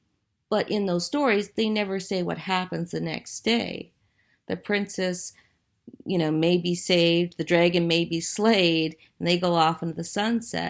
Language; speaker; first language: English; native; English